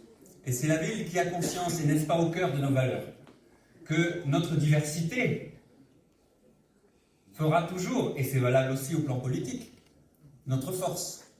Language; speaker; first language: French; native; French